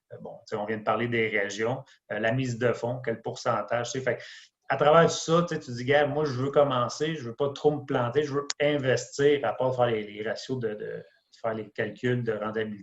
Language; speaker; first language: French; native; French